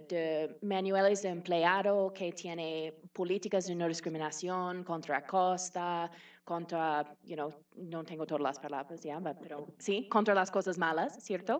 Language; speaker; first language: Spanish; non-native, fluent; English